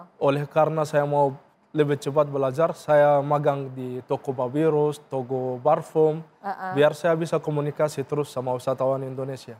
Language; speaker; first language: Indonesian; non-native, fluent; Arabic